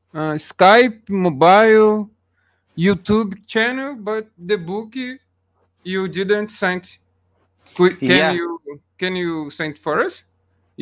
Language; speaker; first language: English; non-native, learner; Portuguese